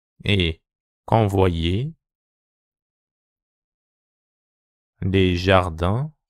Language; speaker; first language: French; non-native, fluent; Japanese